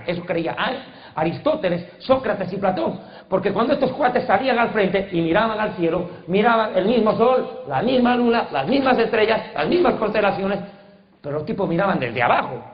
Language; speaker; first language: Spanish; native; Spanish